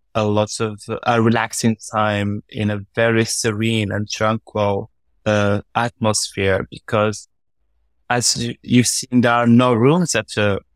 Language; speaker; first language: English; non-native, fluent; Arabic